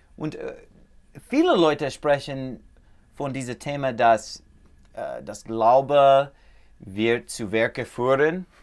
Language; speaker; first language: German; non-native, learner; English